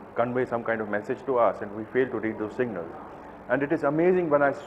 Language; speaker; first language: English; non-native, local second language; Kashmiri